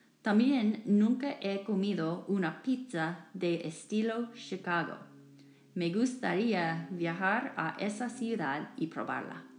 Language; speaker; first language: Spanish; non-native, fluent; English